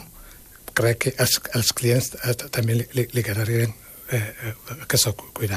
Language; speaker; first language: Catalan; non-native, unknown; Wolof